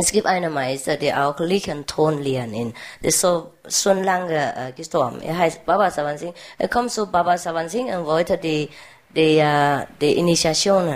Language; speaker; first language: German; non-native, learner; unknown